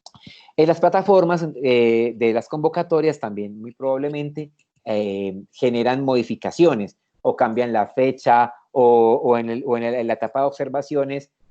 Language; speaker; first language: Spanish; native; Spanish